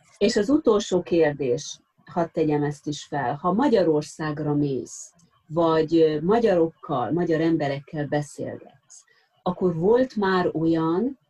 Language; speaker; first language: Hungarian; non-native, fluent; Japanese